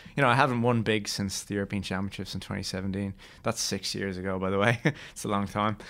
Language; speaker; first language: English; native; English